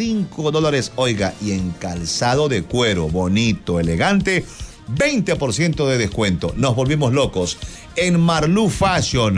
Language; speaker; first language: Spanish; native; Spanish